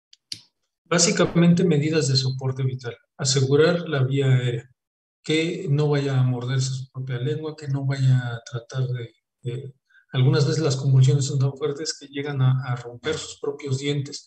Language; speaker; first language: Spanish; native; Spanish